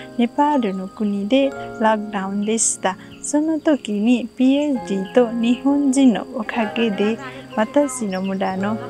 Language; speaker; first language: Japanese; non-native, learner; Nepali